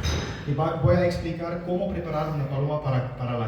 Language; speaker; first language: Spanish; non-native, learner; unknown